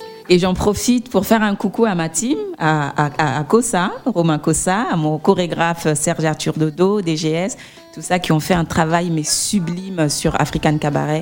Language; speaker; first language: French; native; French